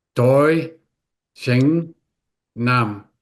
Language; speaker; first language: Vietnamese; non-native, learner; English